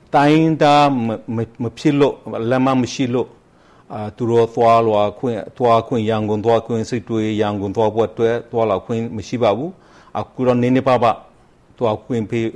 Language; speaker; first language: Burmese; non-native, local second language; Rohingya